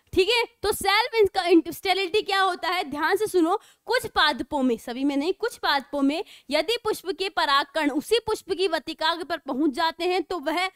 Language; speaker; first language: Hindi; native; Hindi